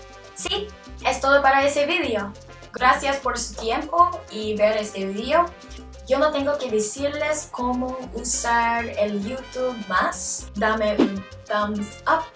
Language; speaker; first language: Spanish; non-native, learner; English